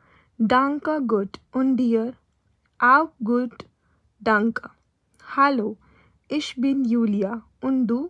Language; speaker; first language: German; non-native, learner; Hindi